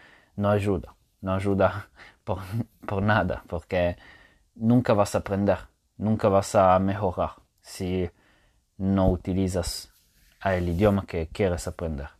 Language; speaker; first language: Spanish; non-native, fluent; Italian